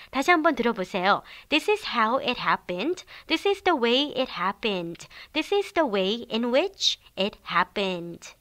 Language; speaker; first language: English; non-native, fluent; Korean